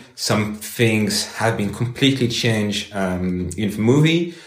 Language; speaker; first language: English; non-native, fluent; French